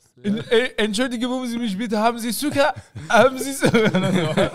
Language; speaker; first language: German; early bilingual, other home language; Arabic